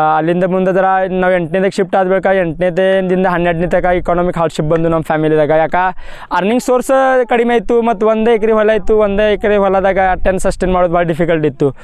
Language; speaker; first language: Kannada; non-native, local second language; Marathi